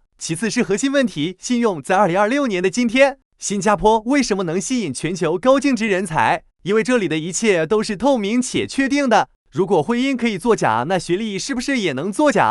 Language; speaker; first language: Chinese; native; Chinese